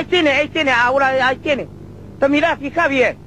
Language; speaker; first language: Spanish; non-native, learner; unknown